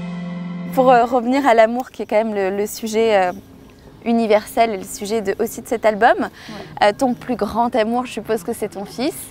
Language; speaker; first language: French; native; French